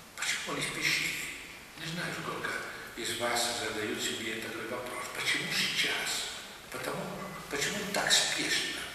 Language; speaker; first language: Russian; non-native, fluent; Italian